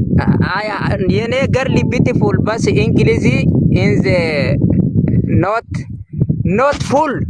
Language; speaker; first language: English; non-native, learner; Oromo